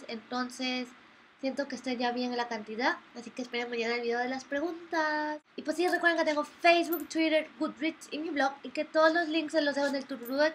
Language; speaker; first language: Spanish; native; Spanish